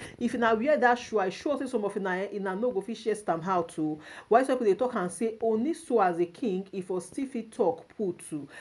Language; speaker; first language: Nigerian Pidgin; non-native, local second language; Yoruba